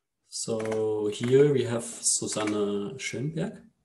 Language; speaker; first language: English; non-native, fluent; German